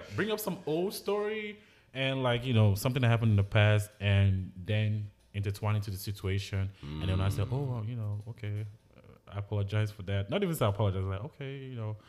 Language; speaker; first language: English; non-native, local second language; Igbo